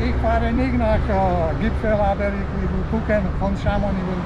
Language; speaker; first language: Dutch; non-native, learner; Slovak